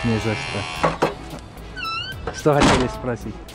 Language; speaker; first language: Russian; non-native, local second language; Uzbek